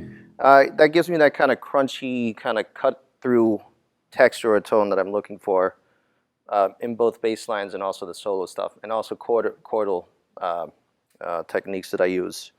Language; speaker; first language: English; native; English